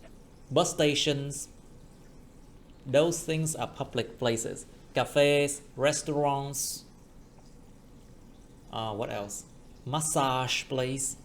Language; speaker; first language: English; non-native, fluent; Vietnamese